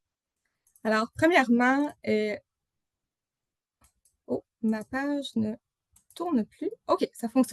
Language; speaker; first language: French; native; French